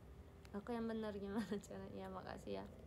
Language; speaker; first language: Indonesian; non-native, fluent; Japanese